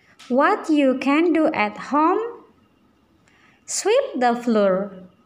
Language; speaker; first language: English; non-native, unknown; Indonesian